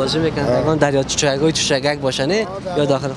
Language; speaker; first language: Persian; native; Persian